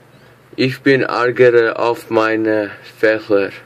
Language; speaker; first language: German; non-native, learner; English